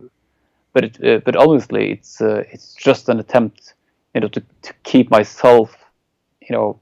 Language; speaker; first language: English; non-native, fluent; Norwegian